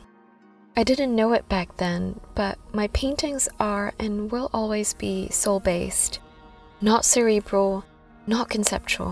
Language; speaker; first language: English; native; English